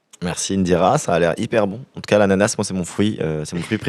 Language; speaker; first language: French; native; French